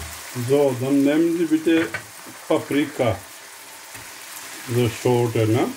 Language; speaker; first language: German; non-native, learner; Urdu